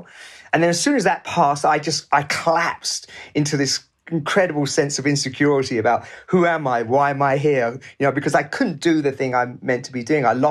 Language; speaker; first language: English; native; English